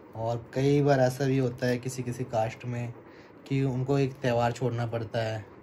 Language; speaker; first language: Hindi; native; Hindi